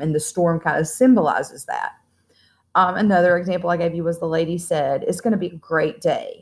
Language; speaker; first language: English; native; English